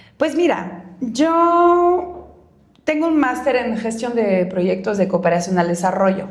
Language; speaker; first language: Spanish; non-native, fluent; French